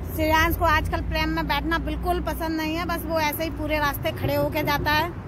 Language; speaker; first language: Hindi; native; Hindi